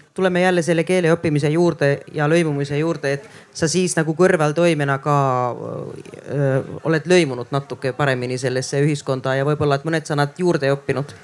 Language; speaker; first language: Estonian; non-native, fluent; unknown